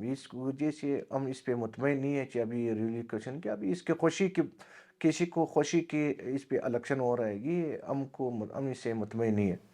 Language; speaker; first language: Urdu; non-native, local second language; Pashto